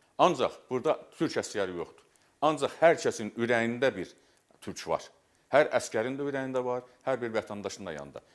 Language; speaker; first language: Azerbaijani; native; Azerbaijani